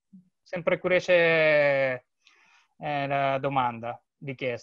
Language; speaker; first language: Italian; non-native, learner; Japanese